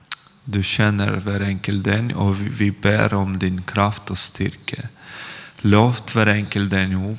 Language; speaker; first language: Norwegian; non-native, fluent; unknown